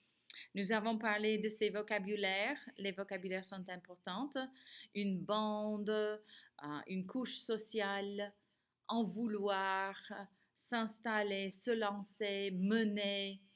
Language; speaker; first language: French; non-native, fluent; English